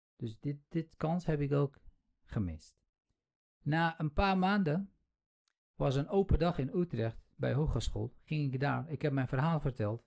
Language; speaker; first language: Dutch; non-native, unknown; Kurdish